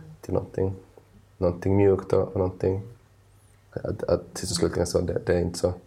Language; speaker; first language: Swedish; non-native, local second language; Finnish